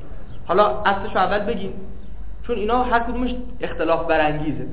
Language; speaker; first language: Persian; native; Persian